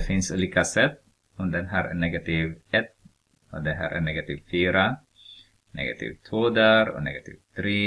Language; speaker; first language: Swedish; non-native, fluent; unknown